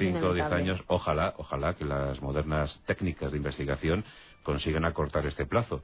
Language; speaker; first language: Spanish; native; Spanish